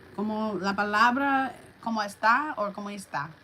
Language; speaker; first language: Spanish; non-native, learner; English